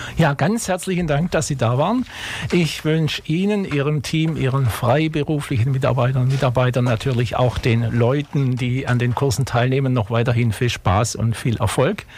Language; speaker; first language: German; native; German